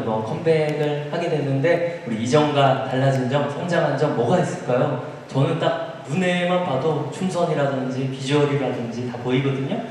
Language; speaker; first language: Korean; native; Korean